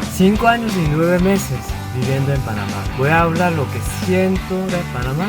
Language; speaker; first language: Spanish; non-native, learner; Korean